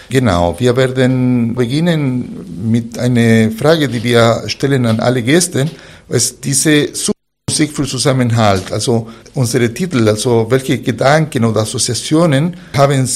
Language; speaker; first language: German; non-native, fluent; Spanish